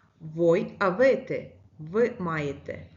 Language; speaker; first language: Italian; non-native, fluent; Ukrainian